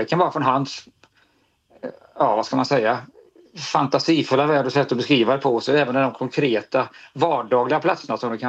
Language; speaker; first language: Swedish; native; Swedish